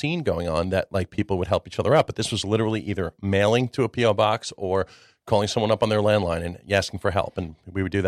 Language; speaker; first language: English; early bilingual, other home language; Czech